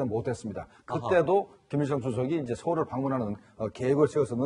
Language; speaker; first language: Korean; native; Korean